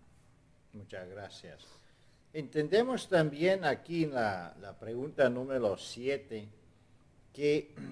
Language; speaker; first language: Spanish; non-native, fluent; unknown